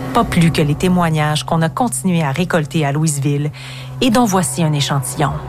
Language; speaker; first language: French; native; French